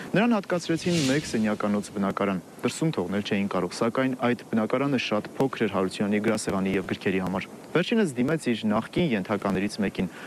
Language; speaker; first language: Armenian; native; Armenian